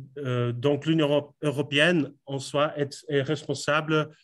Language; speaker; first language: French; non-native, fluent; Dutch